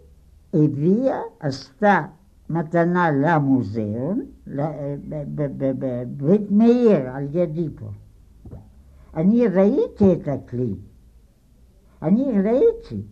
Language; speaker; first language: Hebrew; non-native, fluent; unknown